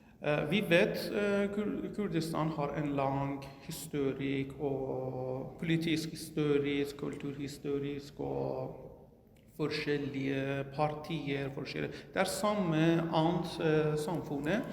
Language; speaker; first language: Norwegian; non-native, learner; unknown